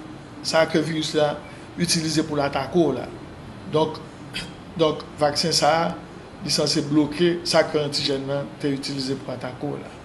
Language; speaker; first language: French; non-native, local second language; Haitian Creole